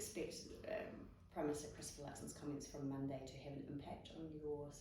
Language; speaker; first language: English; native; English